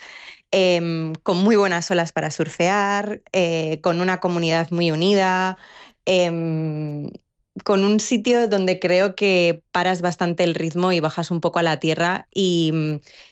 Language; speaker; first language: Spanish; native; Spanish